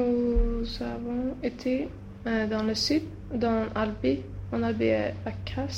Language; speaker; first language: French; non-native, learner; Swedish